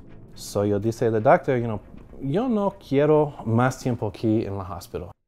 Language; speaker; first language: Spanish; non-native, learner; English